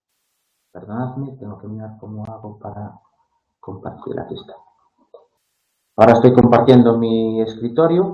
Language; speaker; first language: Spanish; native; Spanish